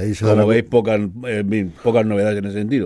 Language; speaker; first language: Spanish; native; Spanish